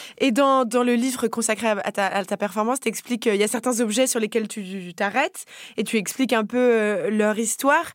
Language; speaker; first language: French; native; French